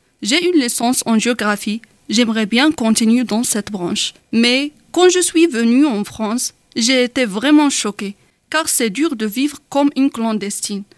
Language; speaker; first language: French; non-native, local second language; Arabic